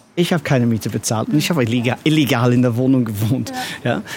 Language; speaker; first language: German; non-native, fluent; English